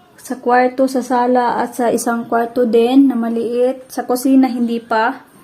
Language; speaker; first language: Filipino; non-native, local second language; Cebuano